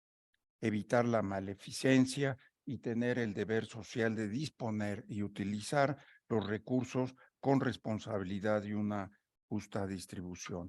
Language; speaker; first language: Spanish; native; Spanish